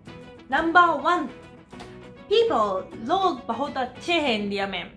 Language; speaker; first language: Hindi; non-native, fluent; Japanese